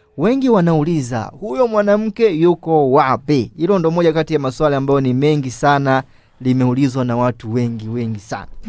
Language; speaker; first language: Swahili; native; Swahili